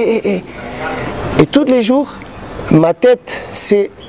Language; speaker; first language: French; non-native, learner; Portuguese